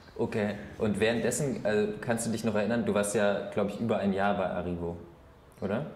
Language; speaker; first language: German; native; German